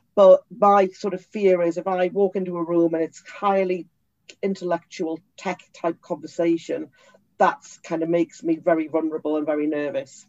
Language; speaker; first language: English; native; English